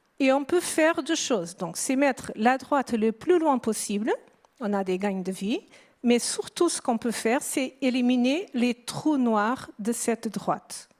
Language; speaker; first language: French; non-native, fluent; Portuguese